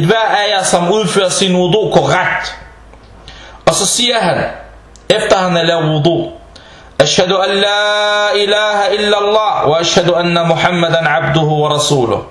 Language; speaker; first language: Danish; early bilingual, other home language; Arabic